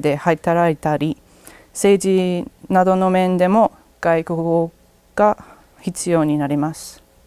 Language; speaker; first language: Japanese; non-native, learner; English